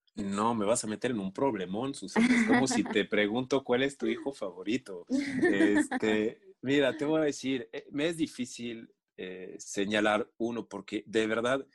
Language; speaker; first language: Spanish; non-native, fluent; French